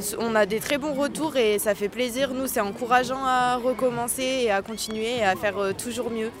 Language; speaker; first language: French; native; French